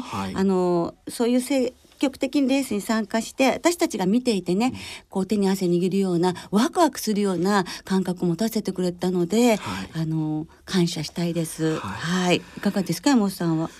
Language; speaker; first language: Japanese; native; Japanese